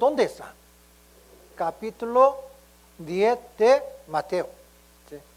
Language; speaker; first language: Spanish; non-native, learner; Korean